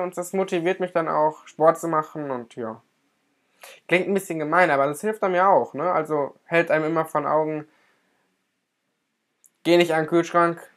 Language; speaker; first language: German; native; German